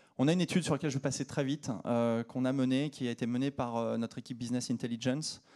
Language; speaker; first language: French; native; French